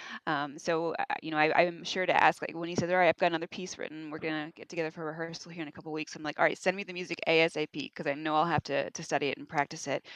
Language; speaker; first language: English; native; English